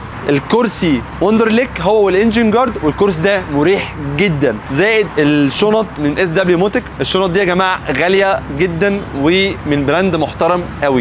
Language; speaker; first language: Arabic; native; Arabic